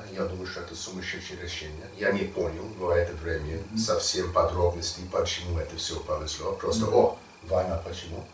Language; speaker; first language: Russian; non-native, learner; English